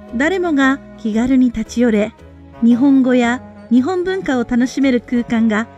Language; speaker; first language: Japanese; native; Japanese